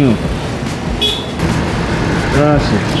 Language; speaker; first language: Spanish; non-native, learner; English